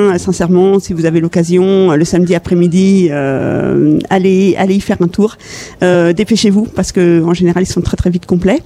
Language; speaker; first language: French; native; French